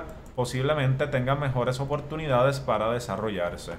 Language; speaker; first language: Spanish; native; Spanish